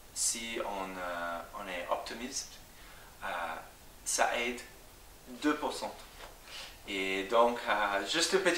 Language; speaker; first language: French; non-native, fluent; English